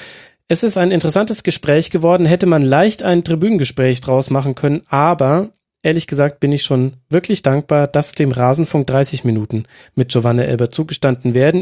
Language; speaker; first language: German; native; German